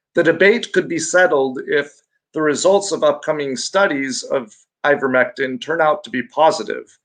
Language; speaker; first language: English; non-native, local second language; Filipino